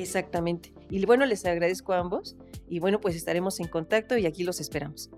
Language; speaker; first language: Spanish; native; Spanish